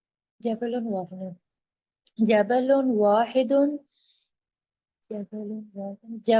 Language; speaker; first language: Arabic; non-native, learner; Urdu